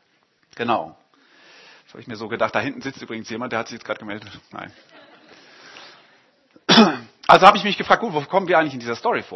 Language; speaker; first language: German; native; German